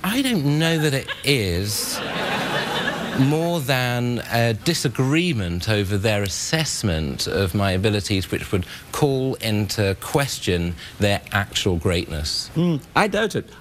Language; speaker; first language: English; native; English